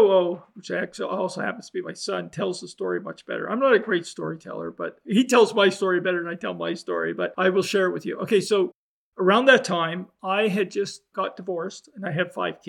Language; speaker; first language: English; native; English